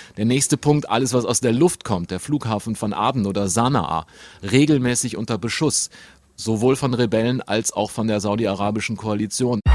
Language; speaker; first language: German; native; German